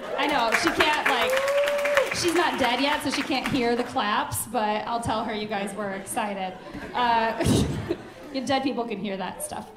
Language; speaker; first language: English; native; English